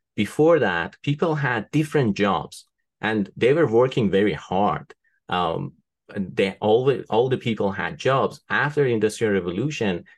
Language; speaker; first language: English; non-native, fluent; Persian